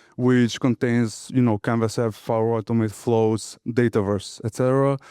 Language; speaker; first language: English; non-native, fluent; Macedonian